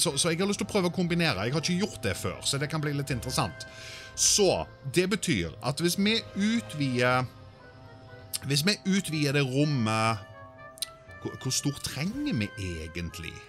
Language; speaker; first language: Norwegian; native; Norwegian